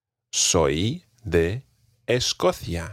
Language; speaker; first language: Spanish; non-native, fluent; English